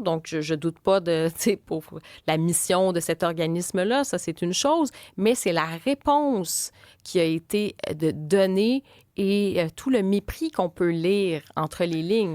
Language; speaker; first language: French; native; French